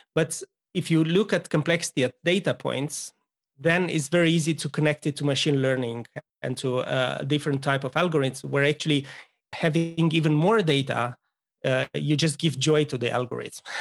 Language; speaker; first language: English; non-native, fluent; Romanian